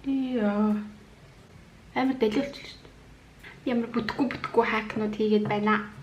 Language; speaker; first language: Mongolian; native; Mongolian